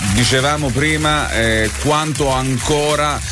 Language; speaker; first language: Italian; native; Italian